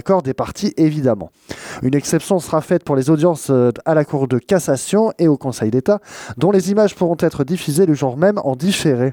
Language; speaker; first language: French; native; French